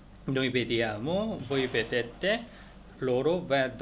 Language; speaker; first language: Italian; non-native, learner; Korean